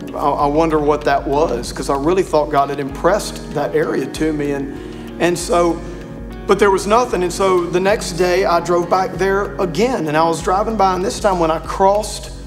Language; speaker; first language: English; native; English